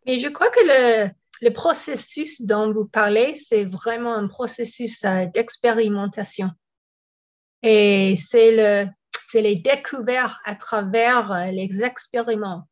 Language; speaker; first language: French; non-native, fluent; English